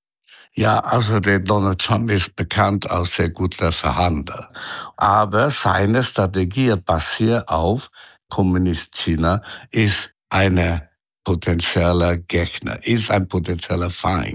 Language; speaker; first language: German; non-native, fluent; Chinese